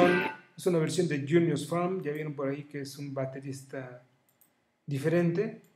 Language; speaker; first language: Spanish; native; Spanish